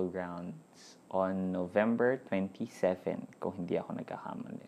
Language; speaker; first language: English; non-native, local second language; Filipino